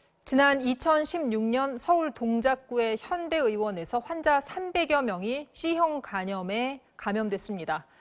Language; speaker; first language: Korean; native; Korean